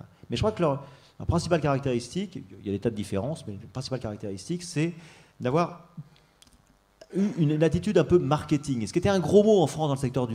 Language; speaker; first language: French; native; French